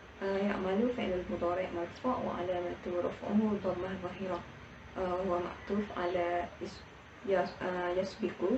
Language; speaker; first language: Arabic; non-native, learner; Malay